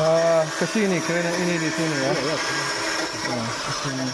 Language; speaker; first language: Indonesian; non-native, learner; English